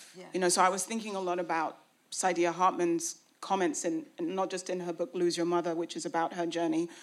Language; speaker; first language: English; native; English